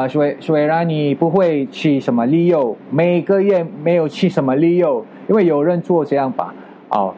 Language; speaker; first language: Chinese; non-native, fluent; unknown